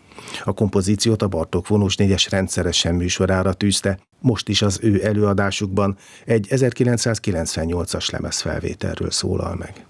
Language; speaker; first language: Hungarian; native; Hungarian